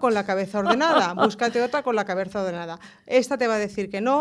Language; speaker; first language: Spanish; native; Spanish